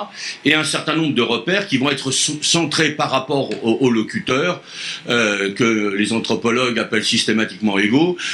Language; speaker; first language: French; native; French